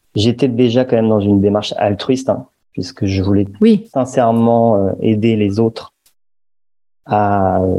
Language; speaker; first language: French; native; French